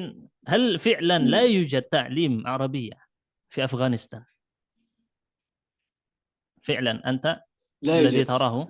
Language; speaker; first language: Arabic; non-native, fluent; Indonesian